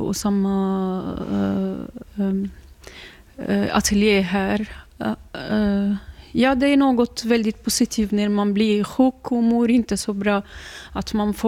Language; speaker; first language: Swedish; non-native, learner; Arabic